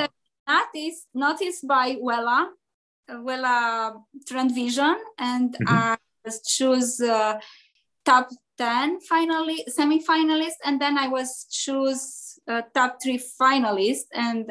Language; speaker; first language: English; non-native, learner; Romanian